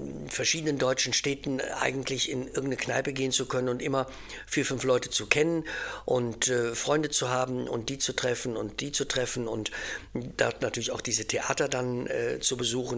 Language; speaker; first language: German; native; German